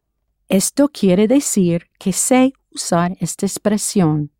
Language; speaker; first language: Spanish; non-native, fluent; English